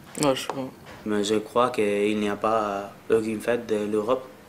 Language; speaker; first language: French; non-native, learner; Spanish